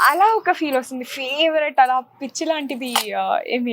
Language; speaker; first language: Telugu; non-native, local second language; Kannada